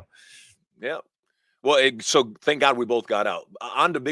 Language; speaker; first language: English; native; English